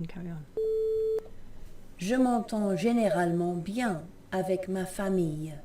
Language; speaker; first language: French; non-native, fluent; English